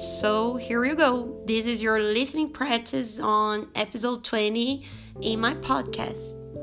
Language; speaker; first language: English; non-native, fluent; Portuguese